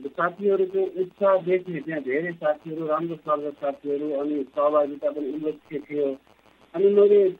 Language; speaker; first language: Nepali; native; Nepali